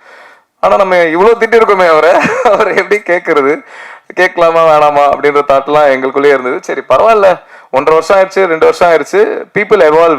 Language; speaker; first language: Tamil; native; Tamil